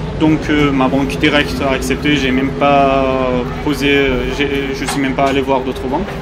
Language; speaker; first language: French; non-native, fluent; Persian